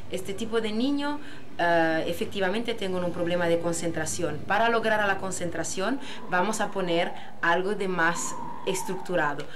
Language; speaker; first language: Spanish; non-native, fluent; French